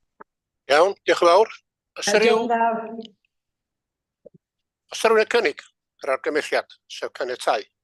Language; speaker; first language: Welsh; native; Welsh